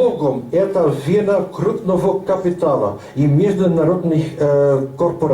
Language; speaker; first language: Russian; non-native, learner; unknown